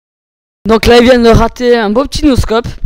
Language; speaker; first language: French; native; French